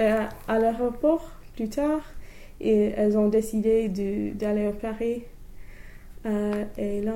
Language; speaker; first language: French; non-native, learner; English